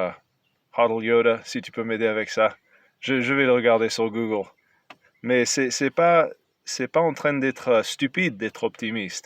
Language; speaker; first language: French; non-native, fluent; English